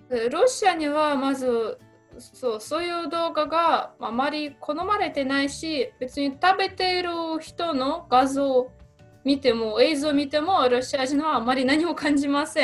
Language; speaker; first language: Japanese; non-native, fluent; Russian